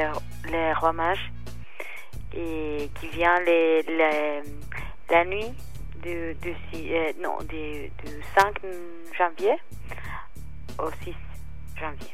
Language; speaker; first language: French; non-native, fluent; Spanish